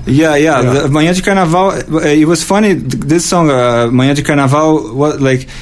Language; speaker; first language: English; non-native, fluent; Portuguese